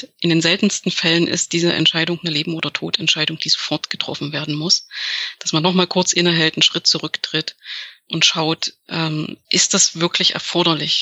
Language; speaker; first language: German; native; German